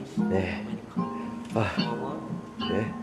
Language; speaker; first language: Korean; non-native, learner; English